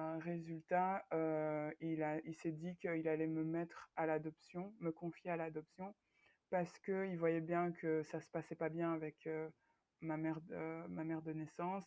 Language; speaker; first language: French; early bilingual, other home language; Swahili